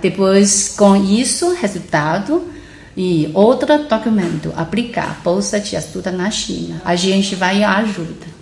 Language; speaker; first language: Portuguese; non-native, learner; Chinese